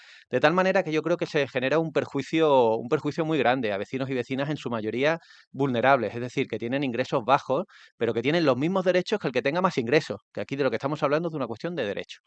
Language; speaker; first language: Spanish; native; Spanish